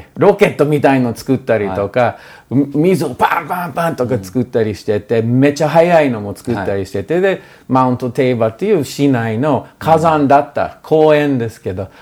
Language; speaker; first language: Japanese; non-native, fluent; English